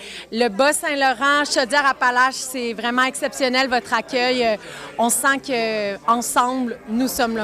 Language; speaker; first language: French; native; French